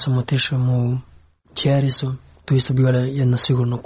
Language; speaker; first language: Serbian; non-native, learner; Pashto